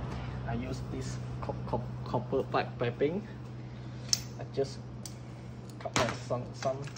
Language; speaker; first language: English; non-native, local second language; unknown